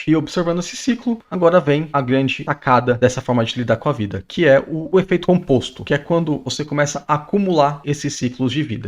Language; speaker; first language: Portuguese; native; Portuguese